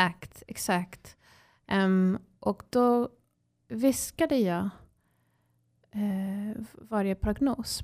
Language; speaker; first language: Swedish; non-native, fluent; English